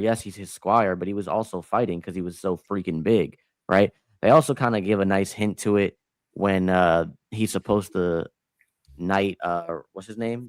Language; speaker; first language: English; native; English